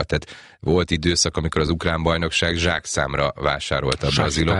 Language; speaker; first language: Hungarian; native; Hungarian